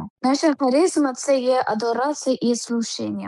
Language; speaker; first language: Ukrainian; non-native, learner; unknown